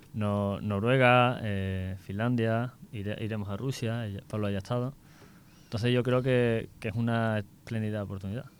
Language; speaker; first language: Spanish; native; Spanish